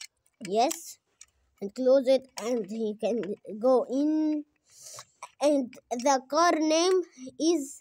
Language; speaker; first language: English; non-native, learner; Arabic